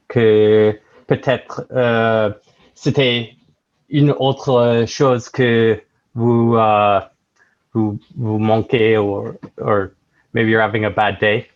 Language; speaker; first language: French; non-native, learner; English